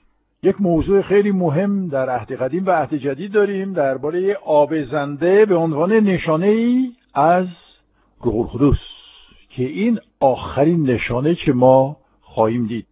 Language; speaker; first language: Persian; non-native, fluent; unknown